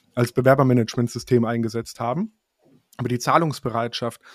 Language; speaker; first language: German; native; German